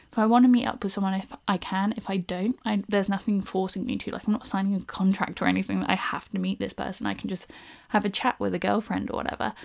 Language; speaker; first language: English; native; English